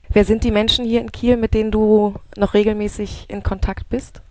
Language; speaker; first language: German; native; German